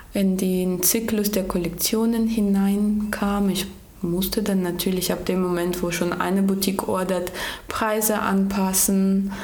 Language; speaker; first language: German; early bilingual, other home language; Georgian